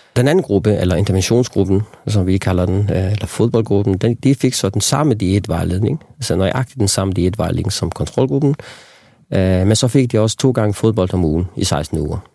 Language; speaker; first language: Danish; non-native, local second language; Faroese